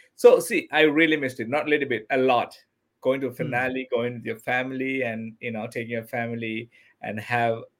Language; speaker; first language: English; non-native, local second language; Tamil